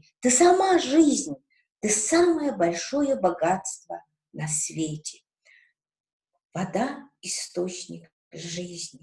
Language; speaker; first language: Russian; non-native, local second language; Kazakh